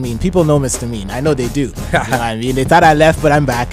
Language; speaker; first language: English; native; English